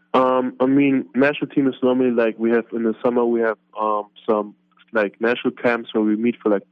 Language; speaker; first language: English; non-native, fluent; German